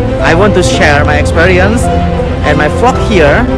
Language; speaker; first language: English; non-native, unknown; Indonesian